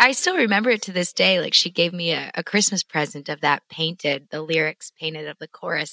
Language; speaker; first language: English; native; English